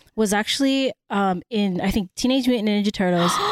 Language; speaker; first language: English; early bilingual, other home language; Cebuano